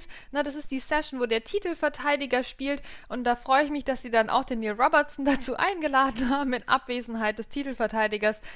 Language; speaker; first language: German; native; German